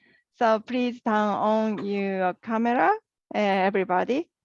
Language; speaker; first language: English; non-native, learner; Japanese